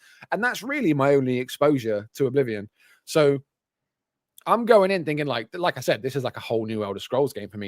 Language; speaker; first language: English; native; English